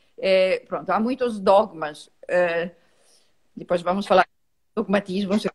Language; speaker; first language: Portuguese; non-native, fluent; Italian